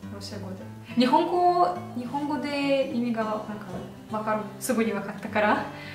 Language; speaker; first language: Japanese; non-native, fluent; Russian